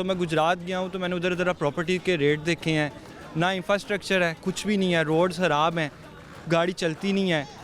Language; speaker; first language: Urdu; non-native, local second language; Punjabi